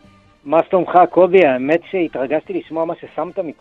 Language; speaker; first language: Hebrew; native; Hebrew